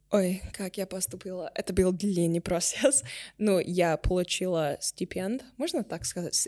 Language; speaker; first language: Russian; non-native, learner; English